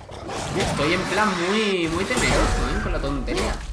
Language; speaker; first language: Spanish; native; Spanish